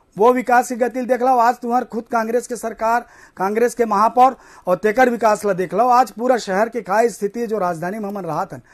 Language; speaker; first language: Hindi; native; Hindi